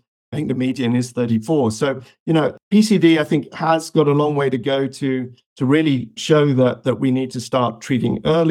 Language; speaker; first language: English; native; English